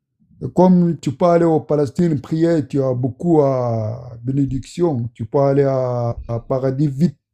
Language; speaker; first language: French; non-native, learner; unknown